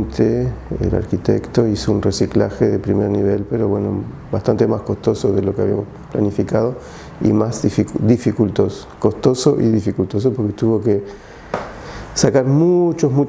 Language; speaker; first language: Spanish; native; Spanish